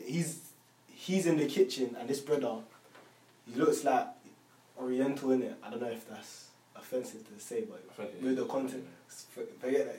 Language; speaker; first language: English; native; English